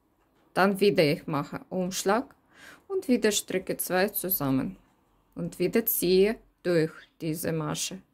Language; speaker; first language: German; non-native, learner; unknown